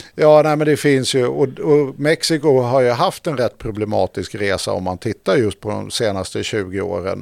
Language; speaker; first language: Swedish; native; Swedish